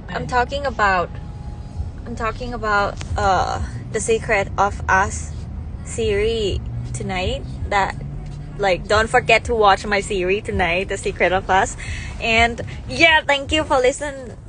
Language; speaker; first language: English; non-native, fluent; Thai